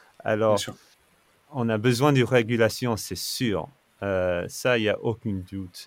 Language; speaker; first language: French; non-native, fluent; English